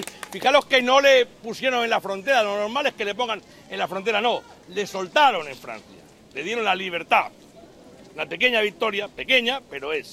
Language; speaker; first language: Spanish; native; Spanish